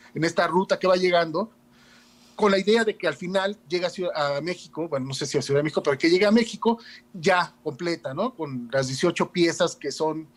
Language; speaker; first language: Spanish; native; Spanish